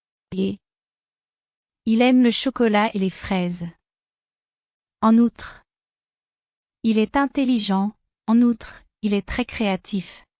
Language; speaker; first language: French; non-native, fluent; Spanish